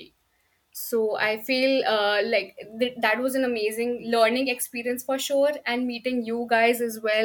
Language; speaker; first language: English; non-native, local second language; Hindi